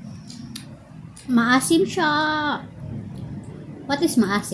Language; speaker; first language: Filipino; non-native, local second language; Cebuano